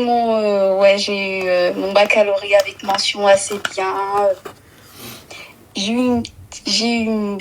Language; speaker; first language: French; early bilingual, other home language; Arabic